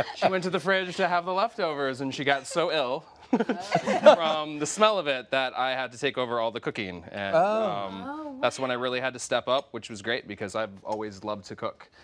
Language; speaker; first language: English; native; English